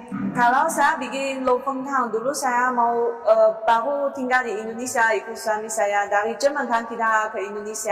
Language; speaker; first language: Indonesian; non-native, learner; Chinese